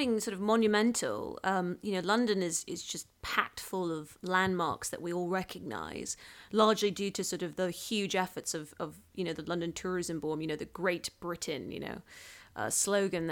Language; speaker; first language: English; non-native, local second language; Cantonese